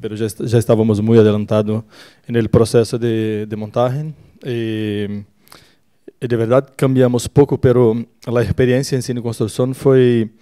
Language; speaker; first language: Spanish; non-native, fluent; Portuguese